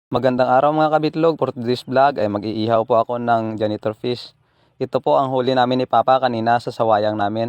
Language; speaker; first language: Filipino; non-native, local second language; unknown